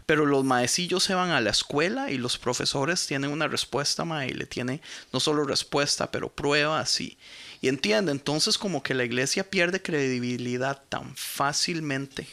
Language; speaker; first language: Spanish; native; Spanish